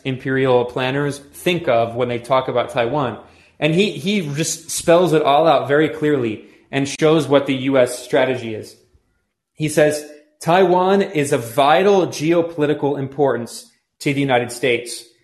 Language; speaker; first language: English; native; English